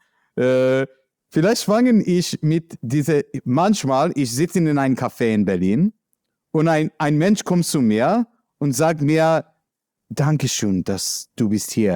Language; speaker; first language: German; non-native, learner; English